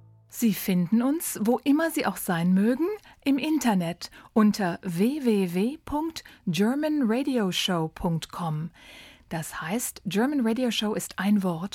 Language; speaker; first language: German; native; German